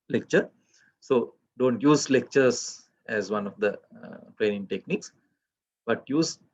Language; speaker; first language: English; non-native, local second language; Sinhala